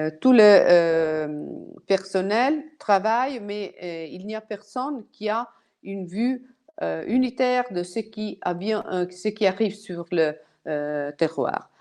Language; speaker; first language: French; non-native, fluent; Italian